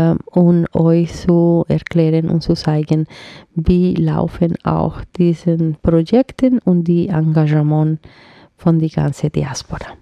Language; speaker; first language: German; non-native, fluent; Spanish